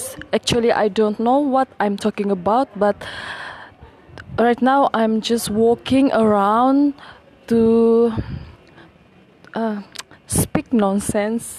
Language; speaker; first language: English; non-native, local second language; Malay